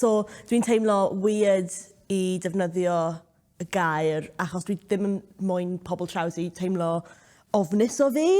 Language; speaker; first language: Welsh; non-native, local second language; English